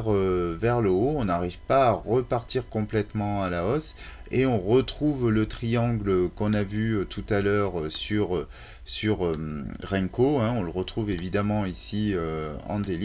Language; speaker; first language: French; native; French